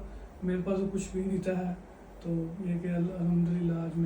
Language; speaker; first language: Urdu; non-native, local second language; Punjabi